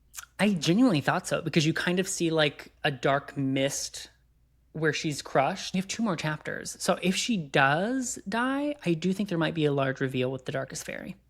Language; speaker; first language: English; native; English